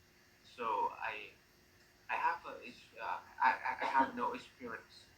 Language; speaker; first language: English; non-native, learner; Vietnamese